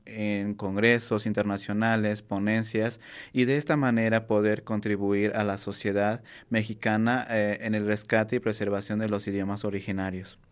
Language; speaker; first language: Spanish; non-native, local second language; Nahuatl languages